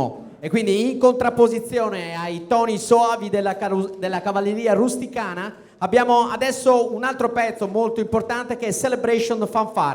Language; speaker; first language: Italian; native; Italian